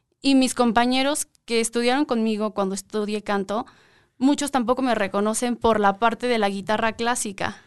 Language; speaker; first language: Spanish; native; Spanish